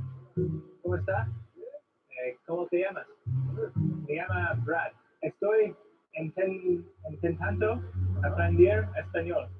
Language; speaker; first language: Spanish; non-native, learner; English